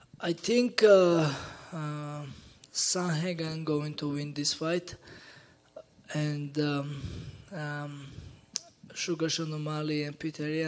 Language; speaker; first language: English; non-native, learner; Georgian